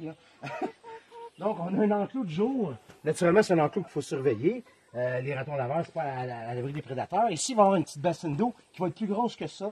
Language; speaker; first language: French; native; French